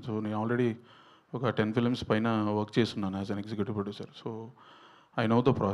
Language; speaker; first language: Telugu; native; Telugu